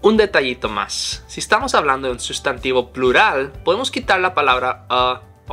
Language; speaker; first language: Spanish; non-native, fluent; English